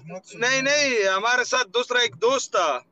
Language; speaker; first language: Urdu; non-native, local second language; Pashto